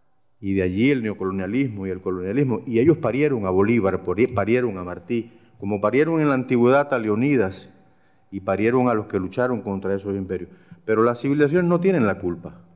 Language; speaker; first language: Spanish; native; Spanish